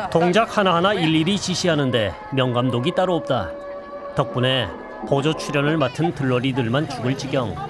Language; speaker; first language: Korean; native; Korean